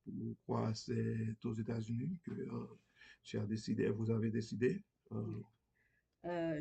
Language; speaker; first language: French; non-native, learner; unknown